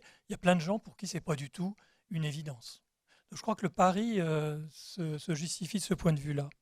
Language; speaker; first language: French; native; French